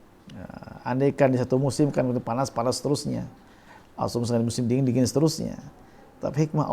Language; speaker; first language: Indonesian; native; Indonesian